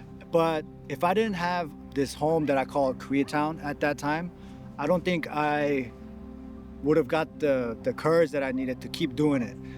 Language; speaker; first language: English; early bilingual, other home language; Korean